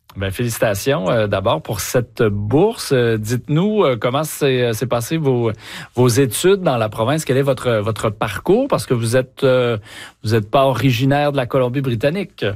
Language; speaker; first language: French; native; French